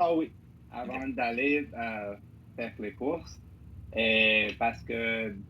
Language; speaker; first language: French; non-native, learner; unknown